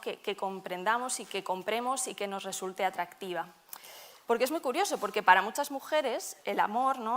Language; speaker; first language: Spanish; native; Spanish